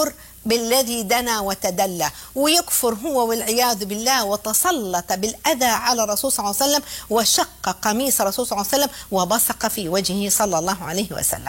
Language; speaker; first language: Arabic; native; Arabic